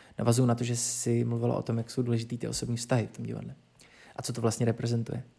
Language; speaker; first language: Czech; native; Czech